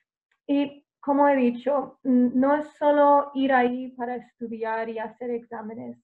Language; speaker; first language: Spanish; non-native, fluent; English